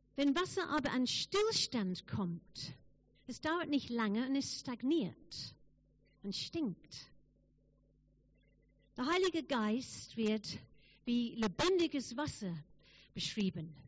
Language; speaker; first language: German; non-native, fluent; English